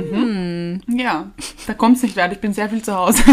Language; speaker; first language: German; native; German